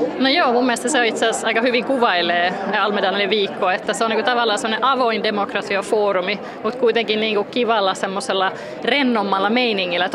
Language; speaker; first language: Finnish; early bilingual, heritage; Finnish